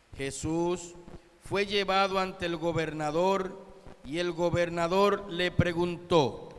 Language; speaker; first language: Spanish; native; Spanish